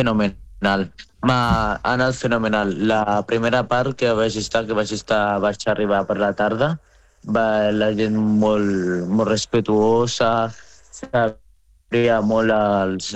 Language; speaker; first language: Catalan; non-native, fluent; Arabic